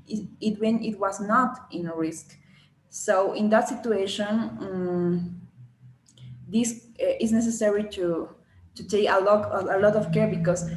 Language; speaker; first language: English; non-native, learner; Spanish